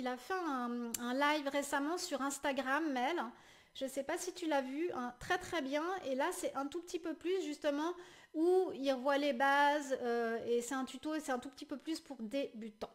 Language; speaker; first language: French; native; French